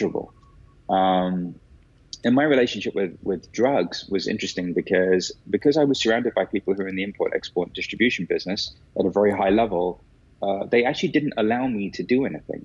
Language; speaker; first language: English; native; English